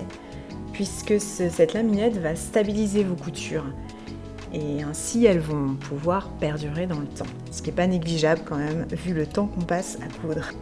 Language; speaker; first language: French; native; French